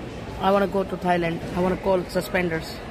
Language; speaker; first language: English; non-native, learner; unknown